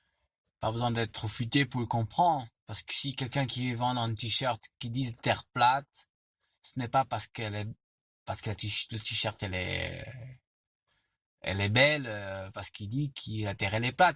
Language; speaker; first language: French; non-native, fluent; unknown